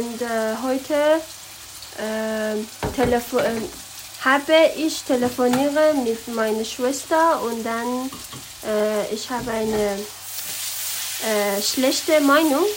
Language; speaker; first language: German; non-native, learner; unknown